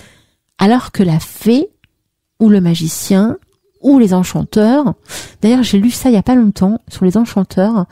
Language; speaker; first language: French; native; French